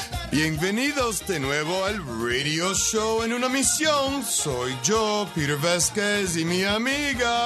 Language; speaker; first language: Spanish; early bilingual, heritage; Spanish